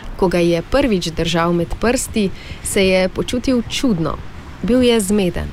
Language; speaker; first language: Slovenian; native; Slovenian